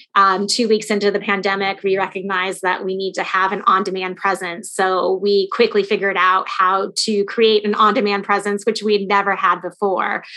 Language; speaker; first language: English; native; English